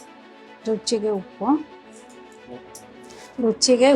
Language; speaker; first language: Kannada; native; Kannada